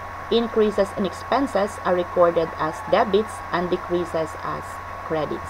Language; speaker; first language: English; non-native, local second language; Filipino